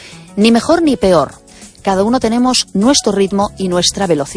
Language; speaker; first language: Spanish; native; Spanish